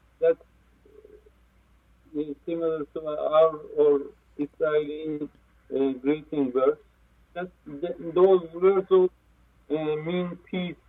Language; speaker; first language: English; non-native, learner; Turkish